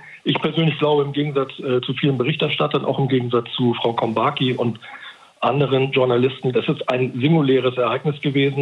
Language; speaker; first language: German; native; German